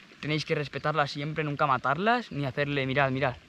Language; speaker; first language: Spanish; native; Spanish